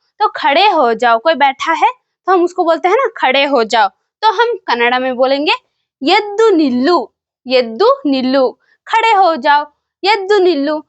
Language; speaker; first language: Hindi; non-native, local second language; Kannada